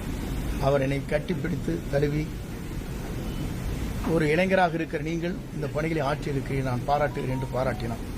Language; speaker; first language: Tamil; native; Tamil